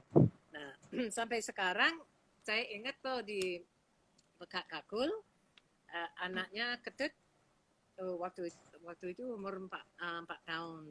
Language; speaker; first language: Indonesian; non-native, fluent; English